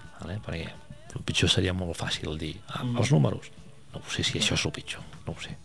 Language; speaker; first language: Catalan; non-native, local second language; Spanish